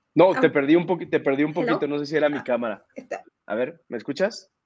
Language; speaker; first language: Spanish; native; Spanish